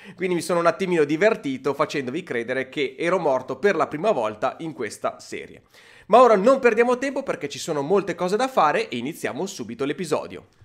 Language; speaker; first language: Italian; native; Italian